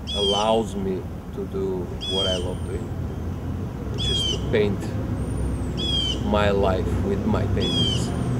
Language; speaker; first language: English; non-native, fluent; Bulgarian